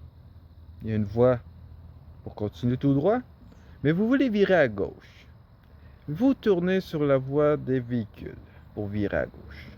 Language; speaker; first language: French; native; French